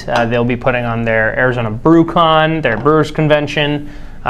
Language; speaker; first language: English; non-native, fluent; Spanish